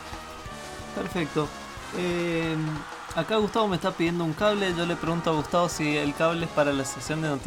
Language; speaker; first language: Spanish; native; Spanish